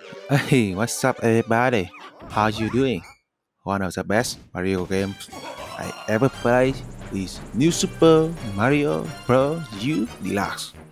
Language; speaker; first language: English; non-native, learner; Vietnamese